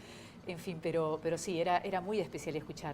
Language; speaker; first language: Spanish; native; Spanish